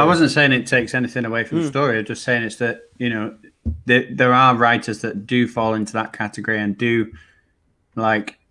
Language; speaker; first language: English; native; English